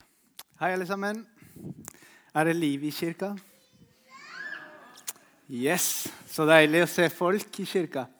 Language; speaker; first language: Norwegian; non-native, fluent; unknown